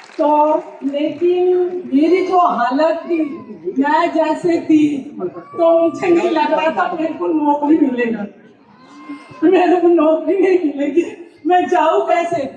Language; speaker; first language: Hindi; non-native, local second language; Bangla